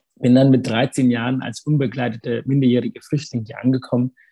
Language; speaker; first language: German; early bilingual, other home language; Tamil